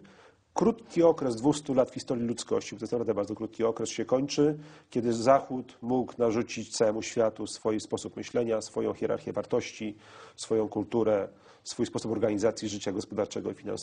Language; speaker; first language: Polish; native; Polish